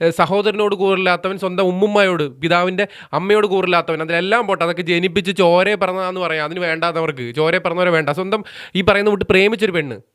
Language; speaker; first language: Malayalam; native; Malayalam